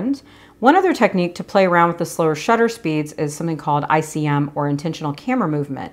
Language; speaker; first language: English; native; English